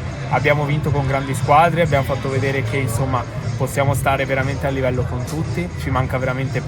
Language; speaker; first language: Italian; native; Italian